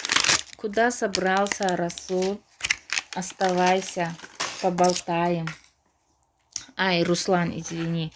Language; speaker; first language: Russian; non-native, local second language; Tajik